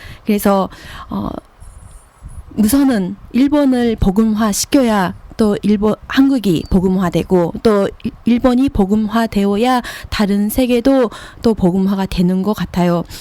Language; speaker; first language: Korean; early bilingual, heritage; Korean